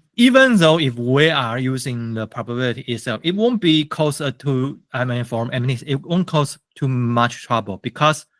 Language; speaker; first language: English; non-native, fluent; Chinese